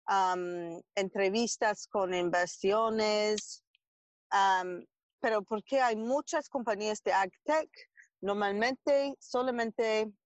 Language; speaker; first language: Spanish; non-native, learner; English